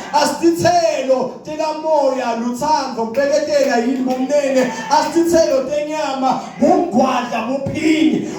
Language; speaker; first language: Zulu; non-native, local second language; Swati